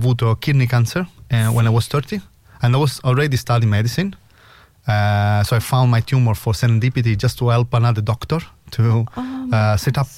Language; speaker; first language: English; non-native, fluent; Italian